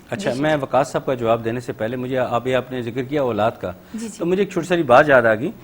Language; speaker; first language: Urdu; native; Urdu